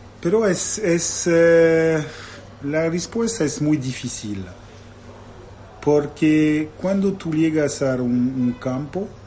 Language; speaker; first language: Spanish; non-native, learner; Italian